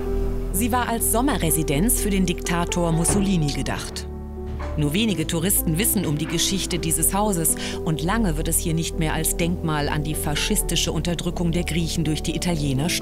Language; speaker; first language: German; native; German